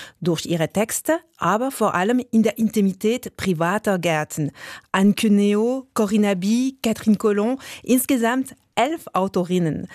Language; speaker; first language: German; non-native, local second language; French